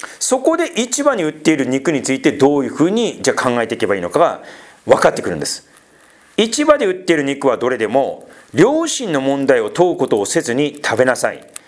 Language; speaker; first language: Japanese; native; Japanese